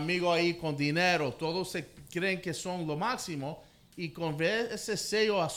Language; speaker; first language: Spanish; early bilingual, heritage; English